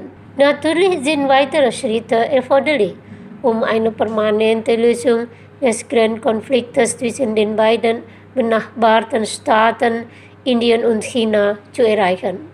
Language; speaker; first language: German; non-native, fluent; Indonesian